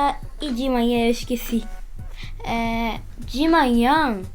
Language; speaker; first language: Portuguese; early bilingual, heritage; Portuguese